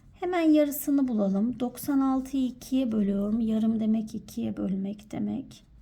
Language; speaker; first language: Turkish; native; Turkish